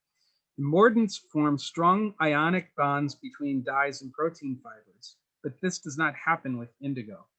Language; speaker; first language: English; native; English